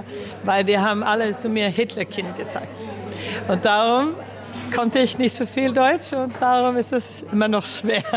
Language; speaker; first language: German; early bilingual, heritage; Swedish